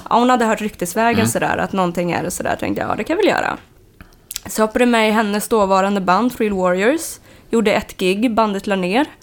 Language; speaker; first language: Swedish; native; Swedish